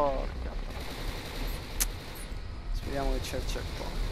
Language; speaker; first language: Italian; native; Italian